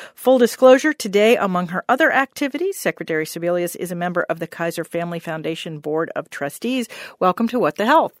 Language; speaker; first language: English; native; English